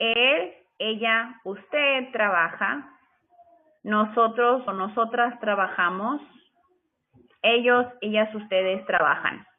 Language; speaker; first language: Spanish; non-native, fluent; English